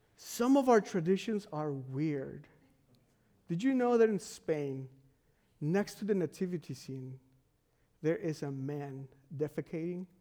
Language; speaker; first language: English; non-native, fluent; Spanish